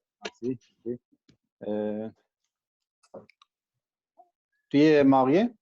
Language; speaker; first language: French; non-native, learner; Kurdish